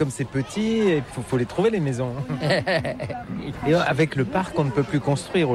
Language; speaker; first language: French; native; French